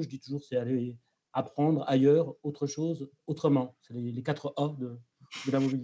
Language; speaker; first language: French; native; French